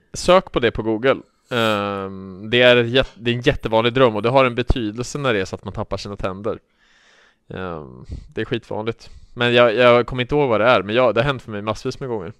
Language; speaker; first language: Swedish; native; Swedish